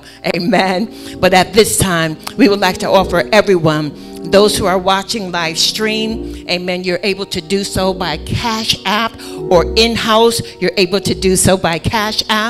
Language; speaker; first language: English; native; English